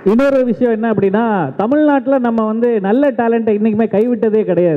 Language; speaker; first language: Tamil; native; Tamil